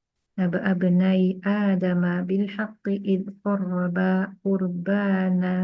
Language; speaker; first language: Arabic; non-native, learner; Indonesian